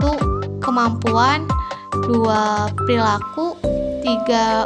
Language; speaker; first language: Indonesian; native; Indonesian